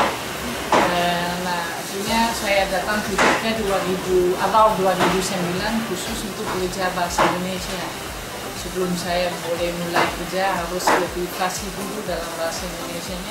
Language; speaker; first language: Indonesian; non-native, fluent; Dutch